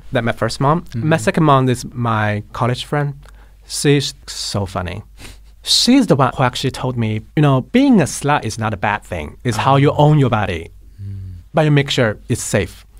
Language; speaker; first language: English; non-native, fluent; Chinese